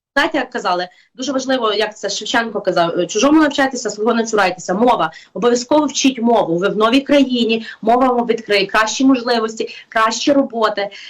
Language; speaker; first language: Ukrainian; native; Ukrainian